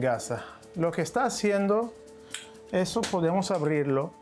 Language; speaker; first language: Spanish; non-native, learner; Hebrew